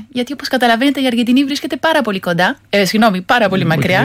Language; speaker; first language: Greek; non-native, fluent; Spanish